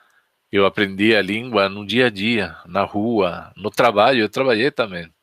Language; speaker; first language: Portuguese; non-native, fluent; Spanish